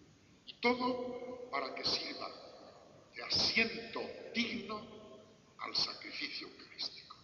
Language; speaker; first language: Spanish; native; Spanish